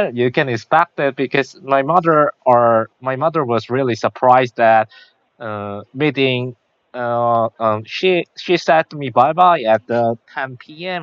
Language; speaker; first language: English; non-native, learner; Korean